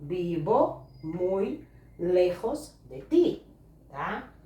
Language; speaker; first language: Spanish; non-native, fluent; Portuguese